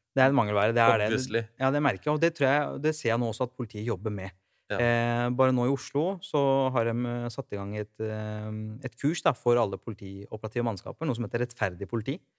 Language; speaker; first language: Norwegian; native; Norwegian